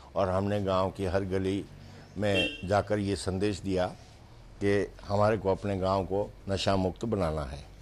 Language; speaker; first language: Hindi; native; Hindi